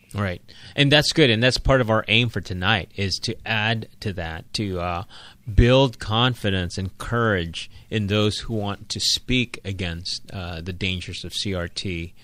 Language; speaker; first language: English; non-native, local second language; Filipino